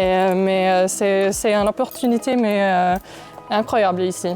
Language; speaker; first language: French; non-native, fluent; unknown